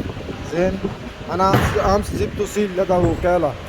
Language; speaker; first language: Arabic; non-native, learner; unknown